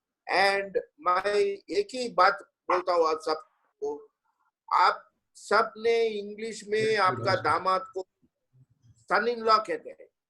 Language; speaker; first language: Hindi; non-native, local second language; Telugu